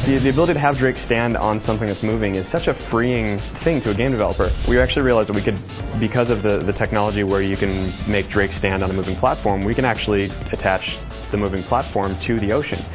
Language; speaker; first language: English; native; English